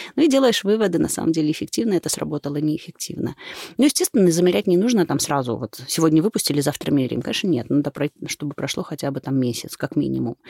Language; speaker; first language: Russian; native; Russian